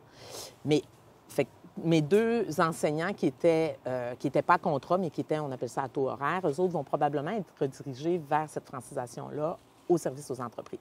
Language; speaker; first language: French; native; French